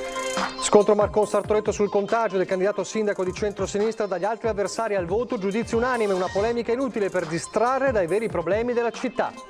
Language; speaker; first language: Italian; native; Italian